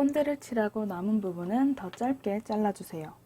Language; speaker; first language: Korean; native; Korean